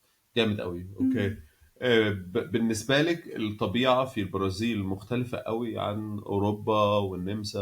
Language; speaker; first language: Arabic; native; Arabic